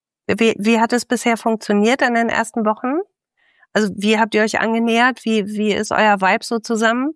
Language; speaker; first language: German; native; German